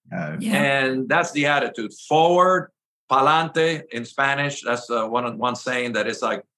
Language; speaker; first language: English; early bilingual, other home language; Spanish